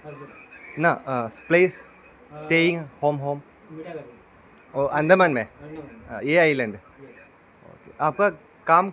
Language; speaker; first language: Hindi; non-native, local second language; Malayalam